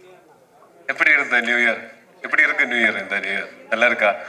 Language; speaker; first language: Tamil; non-native, learner; Malayalam